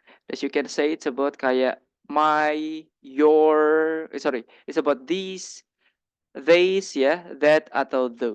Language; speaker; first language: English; non-native, learner; Indonesian